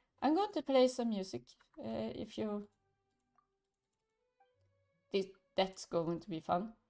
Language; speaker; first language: English; non-native, learner; Swedish